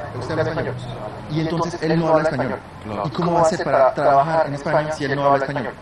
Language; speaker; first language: Spanish; non-native, fluent; French